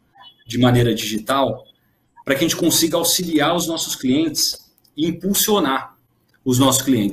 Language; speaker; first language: Portuguese; native; Portuguese